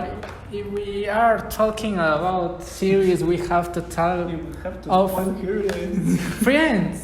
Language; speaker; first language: English; non-native, learner; Spanish